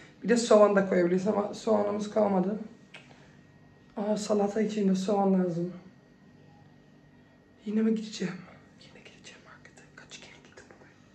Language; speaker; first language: Turkish; early bilingual, heritage; Dutch